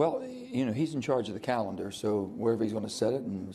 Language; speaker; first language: English; native; English